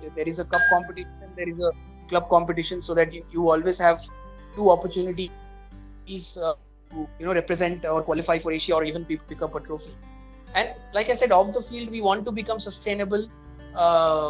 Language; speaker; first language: English; non-native, local second language; Bangla